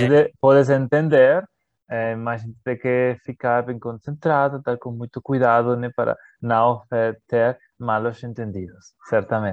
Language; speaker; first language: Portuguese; non-native, learner; Galician